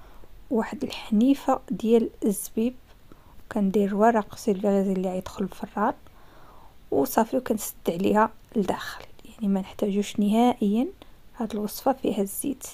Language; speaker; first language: Arabic; native; Arabic